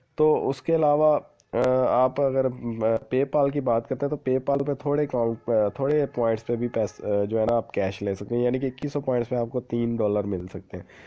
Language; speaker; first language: Urdu; non-native, local second language; Punjabi